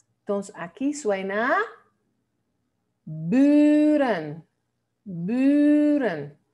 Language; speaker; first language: Spanish; non-native, fluent; Dutch